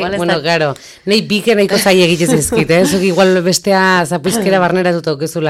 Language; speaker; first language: Basque; native; Basque